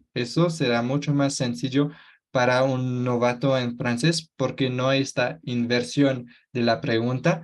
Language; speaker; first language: Spanish; non-native, fluent; French